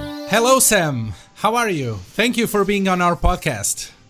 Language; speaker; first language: English; non-native, fluent; Portuguese